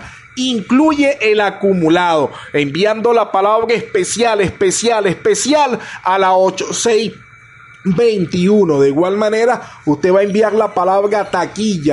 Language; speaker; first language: Spanish; native; Spanish